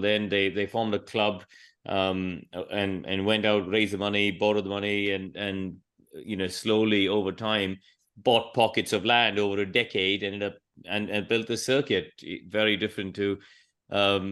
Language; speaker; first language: English; non-native, local second language; Tamil